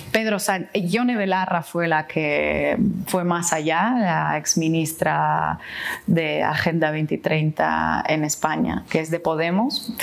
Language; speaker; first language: Spanish; non-native, fluent; Russian